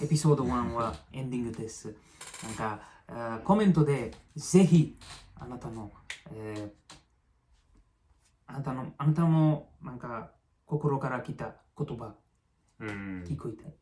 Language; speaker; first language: Japanese; non-native, learner; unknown